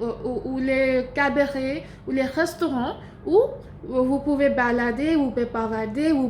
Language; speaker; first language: French; non-native, learner; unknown